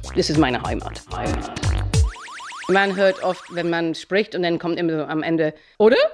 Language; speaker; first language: German; non-native, fluent; English